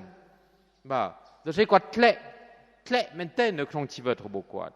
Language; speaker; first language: Khmer; non-native, fluent; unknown